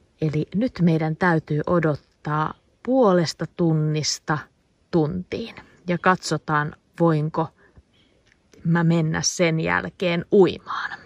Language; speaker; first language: Finnish; native; Finnish